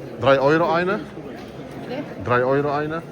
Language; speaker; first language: German; non-native, learner; Polish